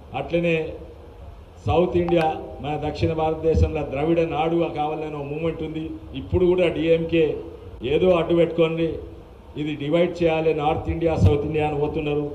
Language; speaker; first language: Telugu; native; Telugu